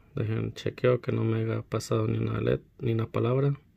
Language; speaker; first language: Spanish; early bilingual, heritage; Spanish